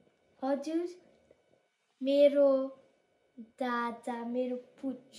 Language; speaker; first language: Nepali; early bilingual, heritage; Nepali